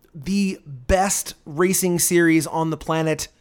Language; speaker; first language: English; native; English